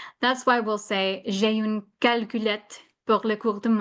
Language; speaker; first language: French; non-native, fluent; English